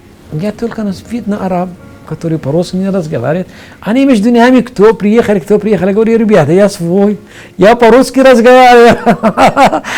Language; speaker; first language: Russian; non-native, fluent; Arabic